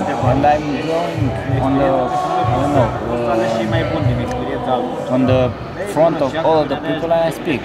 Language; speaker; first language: English; non-native, learner; Romanian